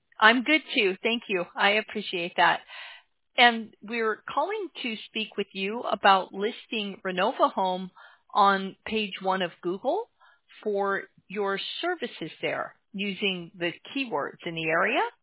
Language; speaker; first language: English; native; English